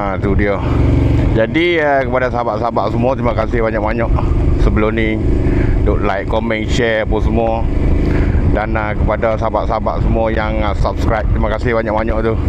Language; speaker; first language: Malay; native; Malay